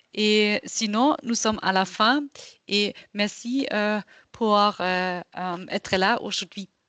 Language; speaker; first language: French; non-native, local second language; German